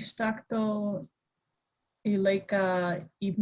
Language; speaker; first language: Arabic; non-native, learner; English